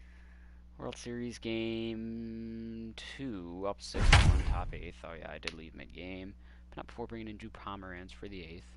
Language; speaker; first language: English; native; English